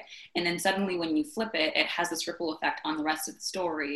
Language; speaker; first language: English; native; English